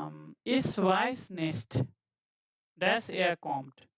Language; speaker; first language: German; non-native, fluent; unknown